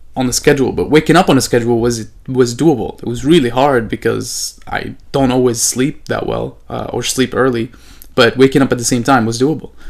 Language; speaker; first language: English; non-native, fluent; Arabic